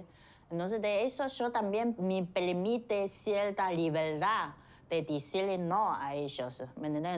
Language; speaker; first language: Spanish; non-native, fluent; Chinese